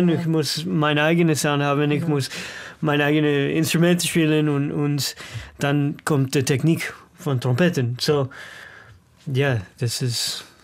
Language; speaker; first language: German; non-native, learner; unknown